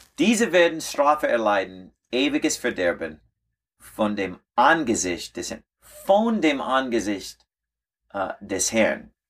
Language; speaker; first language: German; non-native, learner; English